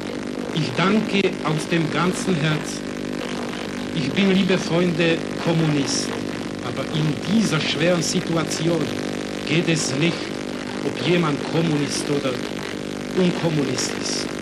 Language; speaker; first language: German; non-native, fluent; Czech